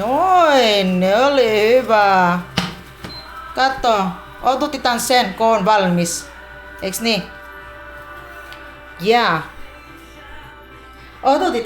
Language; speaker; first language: Finnish; non-native, learner; Filipino